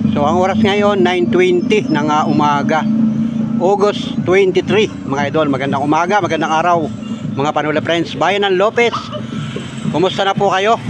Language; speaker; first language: Filipino; native; Filipino